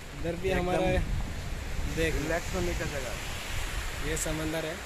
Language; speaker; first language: Hindi; non-native, local second language; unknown